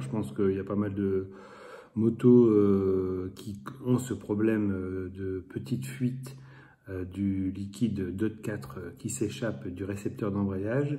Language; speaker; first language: French; native; French